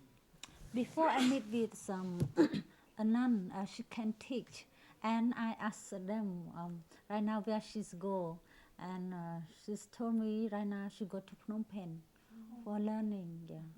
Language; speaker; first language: English; non-native, learner; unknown